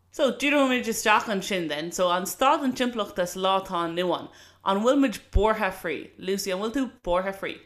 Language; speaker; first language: Irish; non-native, local second language; English